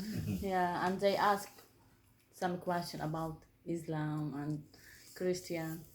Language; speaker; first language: English; non-native, learner; Arabic